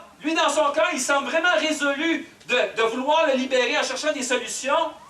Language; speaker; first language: French; native; French